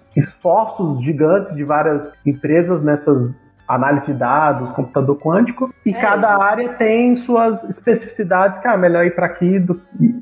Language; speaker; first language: Portuguese; native; Portuguese